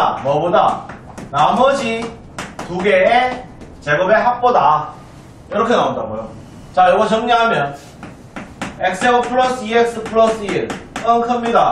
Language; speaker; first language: Korean; native; Korean